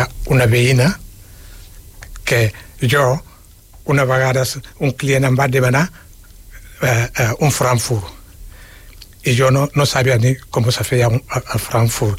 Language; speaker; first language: Catalan; non-native, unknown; Wolof